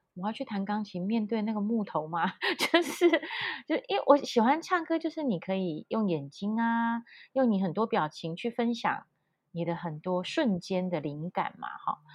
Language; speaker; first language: Chinese; native; Chinese